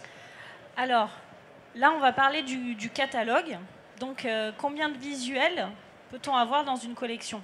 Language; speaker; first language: French; native; French